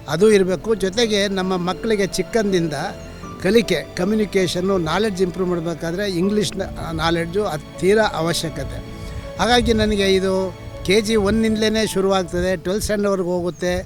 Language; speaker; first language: Kannada; native; Kannada